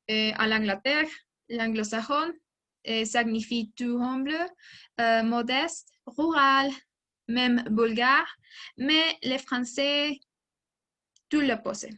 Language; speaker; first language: French; non-native, learner; Spanish